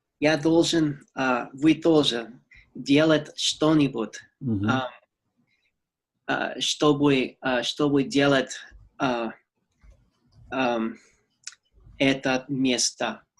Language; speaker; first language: Russian; non-native, learner; English